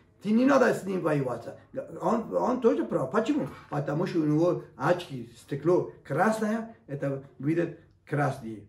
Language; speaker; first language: Russian; non-native, learner; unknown